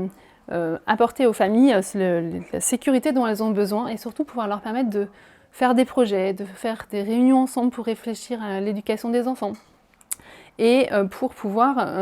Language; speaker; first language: French; native; French